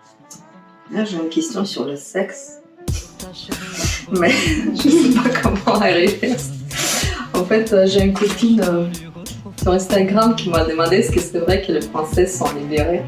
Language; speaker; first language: French; non-native, fluent; Russian